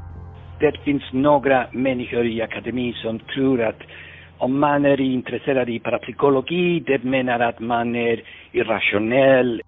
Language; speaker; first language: Swedish; non-native, fluent; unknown